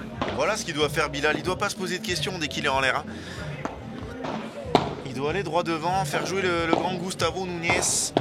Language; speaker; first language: French; native; French